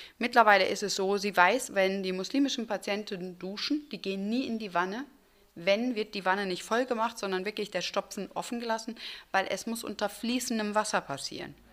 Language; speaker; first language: German; early bilingual, other home language; Turkish